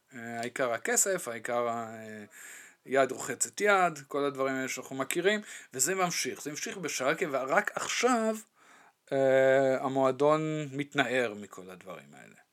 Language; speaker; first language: Hebrew; non-native, fluent; German